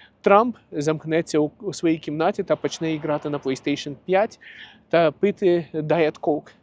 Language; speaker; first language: Ukrainian; non-native, local second language; Russian